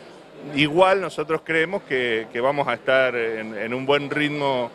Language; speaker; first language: Spanish; native; Spanish